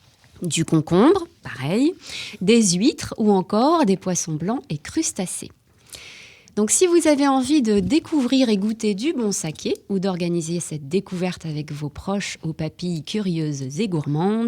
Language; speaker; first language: French; native; French